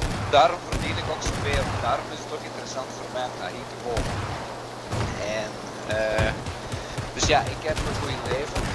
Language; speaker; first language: Dutch; native; Dutch